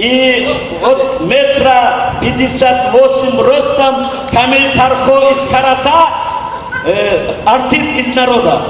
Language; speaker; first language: Russian; non-native, local second language; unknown